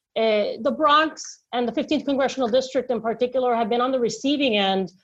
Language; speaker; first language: English; non-native, local second language; Spanish